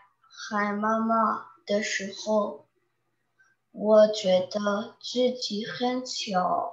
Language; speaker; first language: Chinese; early bilingual, heritage; Chinese